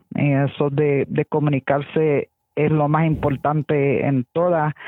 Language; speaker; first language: Spanish; early bilingual, heritage; Spanish